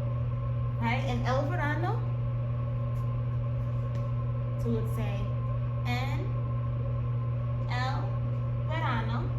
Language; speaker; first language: Spanish; non-native, fluent; English